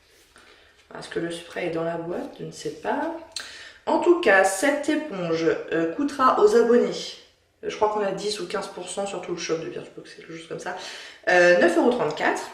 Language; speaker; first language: French; native; French